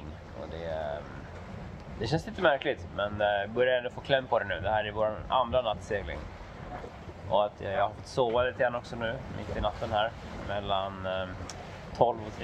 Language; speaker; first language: Swedish; native; Swedish